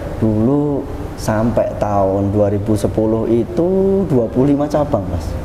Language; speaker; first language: Indonesian; non-native, local second language; Javanese